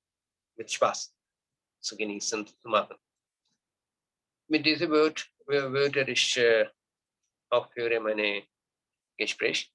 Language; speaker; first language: German; non-native, learner; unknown